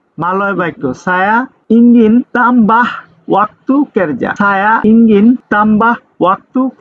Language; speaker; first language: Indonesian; non-native, fluent; Bangla